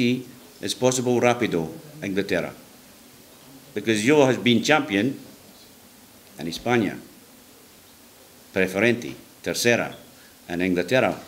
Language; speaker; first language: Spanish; non-native, learner; English